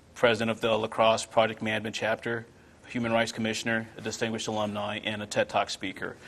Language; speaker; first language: English; non-native, local second language; Yoruba